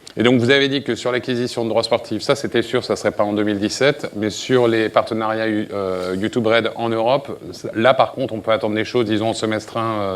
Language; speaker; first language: French; native; French